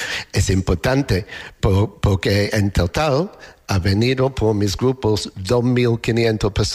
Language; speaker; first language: Spanish; non-native, fluent; English